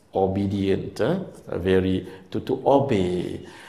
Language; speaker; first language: English; non-native, local second language; Malay